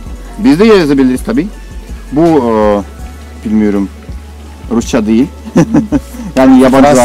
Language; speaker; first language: Turkish; non-native, fluent; Russian